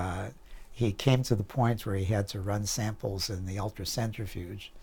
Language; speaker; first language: English; native; English